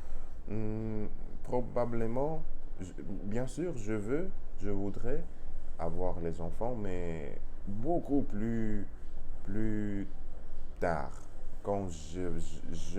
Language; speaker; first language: French; non-native, learner; Russian